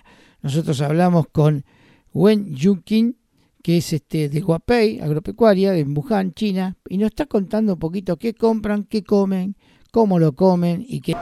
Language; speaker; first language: Spanish; native; Spanish